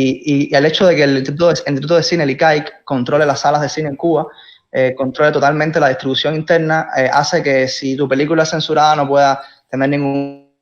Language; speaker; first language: Spanish; native; Spanish